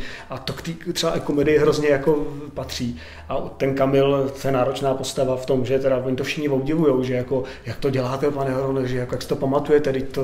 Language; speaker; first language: Czech; native; Czech